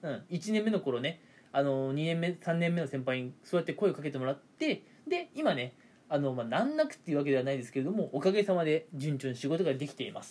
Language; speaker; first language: Japanese; native; Japanese